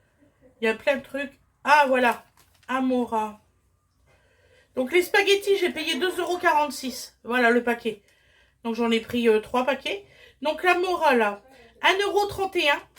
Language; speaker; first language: French; native; French